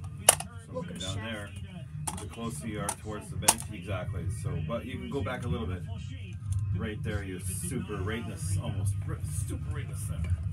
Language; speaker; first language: English; native; English